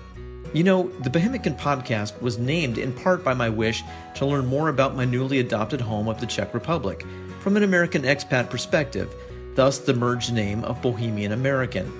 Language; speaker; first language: English; native; English